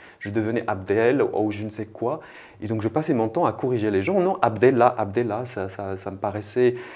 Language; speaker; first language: French; non-native, local second language; Arabic